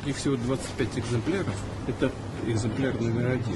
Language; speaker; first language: Russian; native; Russian